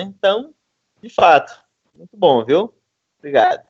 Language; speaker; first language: Portuguese; native; Portuguese